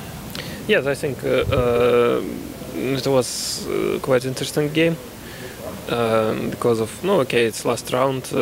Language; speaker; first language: English; non-native, fluent; Russian